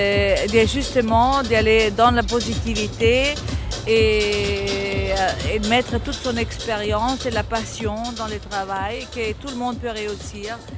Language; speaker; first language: French; non-native, fluent; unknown